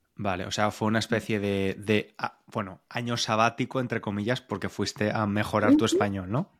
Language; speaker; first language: Spanish; native; Spanish